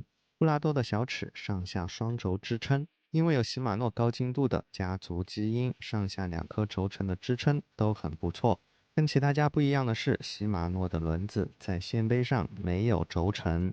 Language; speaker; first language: Chinese; native; Chinese